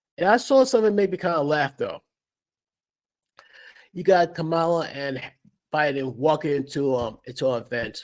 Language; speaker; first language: English; native; English